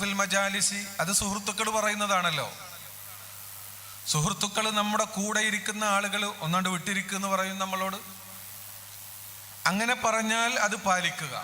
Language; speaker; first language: Malayalam; native; Malayalam